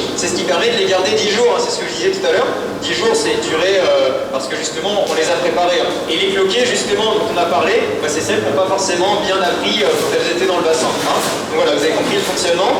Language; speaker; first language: French; native; French